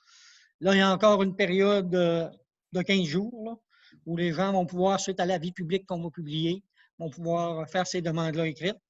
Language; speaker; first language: French; native; French